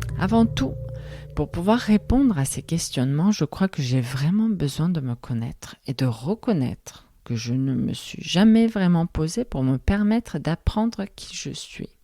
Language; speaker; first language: French; non-native, fluent; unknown